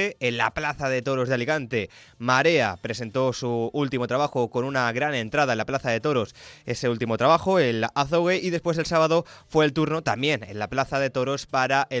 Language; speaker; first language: Spanish; native; Spanish